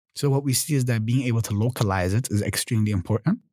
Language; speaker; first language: English; early bilingual, other home language; German